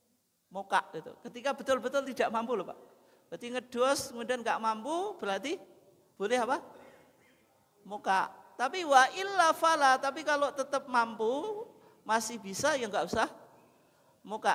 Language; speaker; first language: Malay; non-native, local second language; Javanese